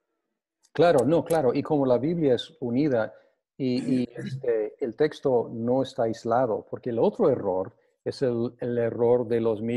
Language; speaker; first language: Spanish; non-native, fluent; English